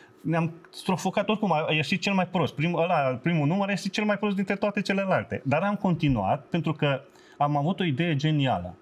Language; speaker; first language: Romanian; non-native, local second language; Serbian